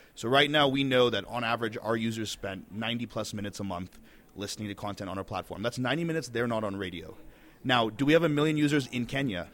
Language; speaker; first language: English; native; English